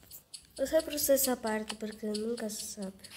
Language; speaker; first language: Portuguese; early bilingual, heritage; Portuguese